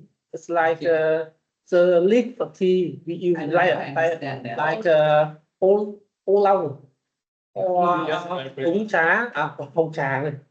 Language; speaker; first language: English; non-native, learner; Vietnamese